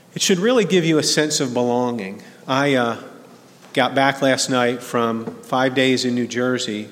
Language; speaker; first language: English; native; English